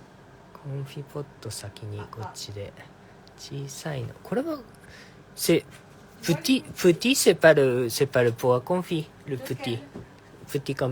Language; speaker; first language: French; non-native, learner; Japanese